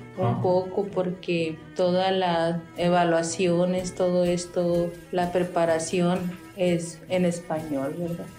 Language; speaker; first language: Spanish; non-native, local second language; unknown